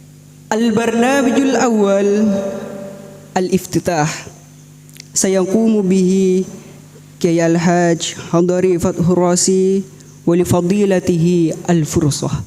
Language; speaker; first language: Arabic; non-native, fluent; Indonesian